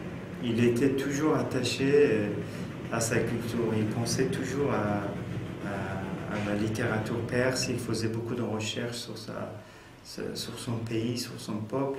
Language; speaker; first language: French; non-native, fluent; Persian